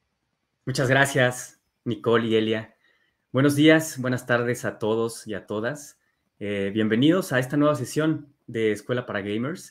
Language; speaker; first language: Spanish; native; Spanish